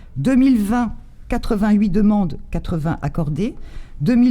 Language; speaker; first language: French; native; French